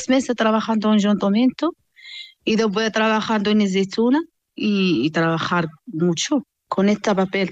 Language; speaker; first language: Spanish; non-native, learner; Arabic